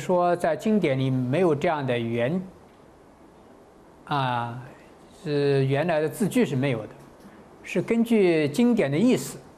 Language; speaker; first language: Chinese; native; Chinese